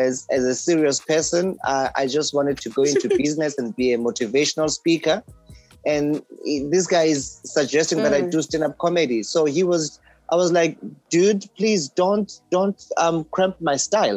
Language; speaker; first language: English; non-native, local second language; Xhosa